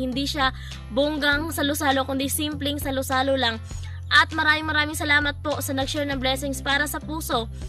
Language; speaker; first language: Filipino; non-native, local second language; Cebuano